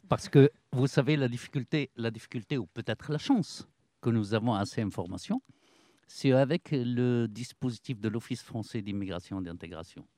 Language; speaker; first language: French; non-native, local second language; Arabic